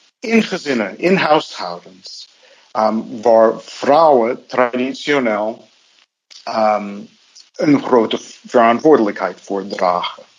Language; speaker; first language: Dutch; non-native, fluent; English